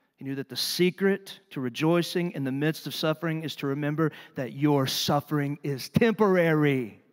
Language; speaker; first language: English; native; English